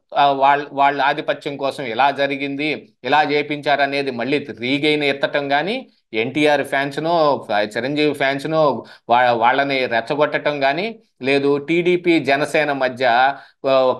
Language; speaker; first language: Telugu; native; Telugu